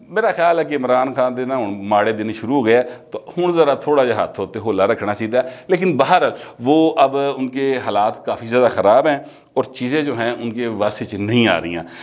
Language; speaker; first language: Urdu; non-native, local second language; Punjabi